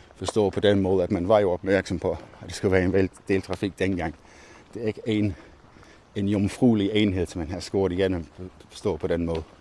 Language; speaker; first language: Danish; non-native, fluent; English